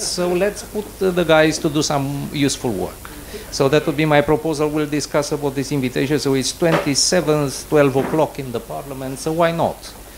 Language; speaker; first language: English; non-native, fluent; Romanian